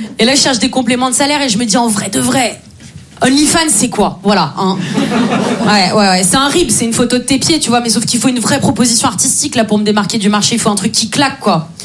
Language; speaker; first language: French; native; French